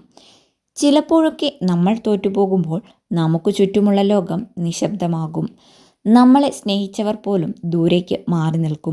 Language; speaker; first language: Malayalam; native; Malayalam